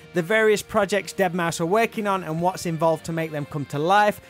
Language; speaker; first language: English; native; English